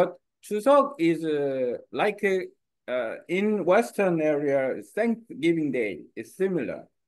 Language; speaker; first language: English; non-native, learner; Korean